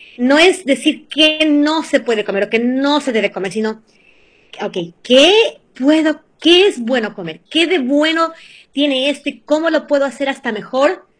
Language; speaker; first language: Spanish; early bilingual, heritage; Spanish